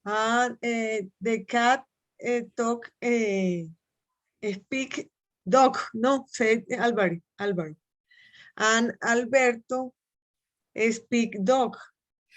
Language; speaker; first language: English; non-native, learner; Spanish